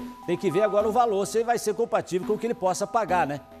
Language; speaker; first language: Portuguese; native; Portuguese